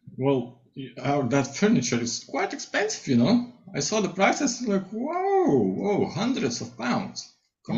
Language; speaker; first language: English; non-native, fluent; Lithuanian